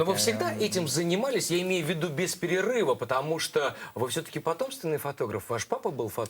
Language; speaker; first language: Russian; native; Russian